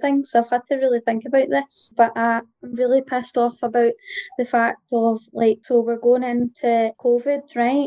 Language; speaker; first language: English; native; English